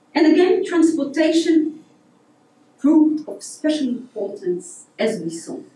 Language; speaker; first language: English; non-native, fluent; Hebrew